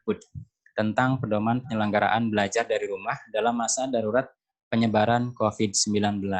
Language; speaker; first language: Indonesian; native; Indonesian